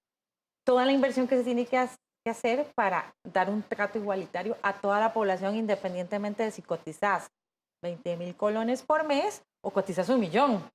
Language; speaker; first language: Spanish; native; Spanish